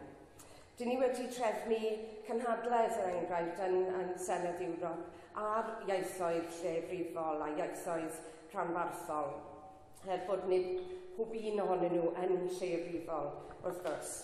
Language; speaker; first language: Welsh; non-native, local second language; English